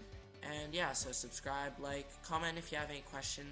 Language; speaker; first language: English; native; English